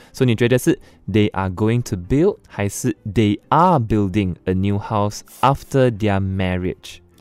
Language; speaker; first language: English; non-native, local second language; Chinese